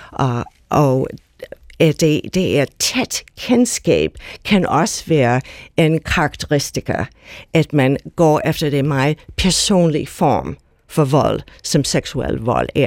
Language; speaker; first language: Danish; non-native, fluent; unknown